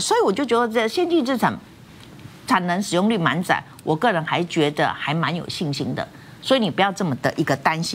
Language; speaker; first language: Chinese; native; Chinese